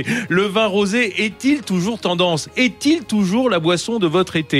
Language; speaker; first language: French; native; French